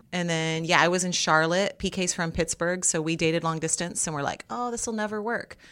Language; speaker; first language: English; native; English